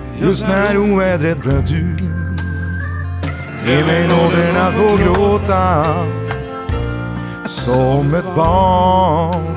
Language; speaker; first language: Swedish; native; Swedish